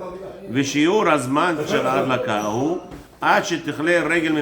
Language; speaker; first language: Hebrew; early bilingual, heritage; English